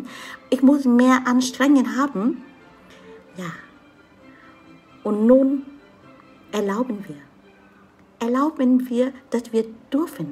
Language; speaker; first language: German; non-native, learner; Vietnamese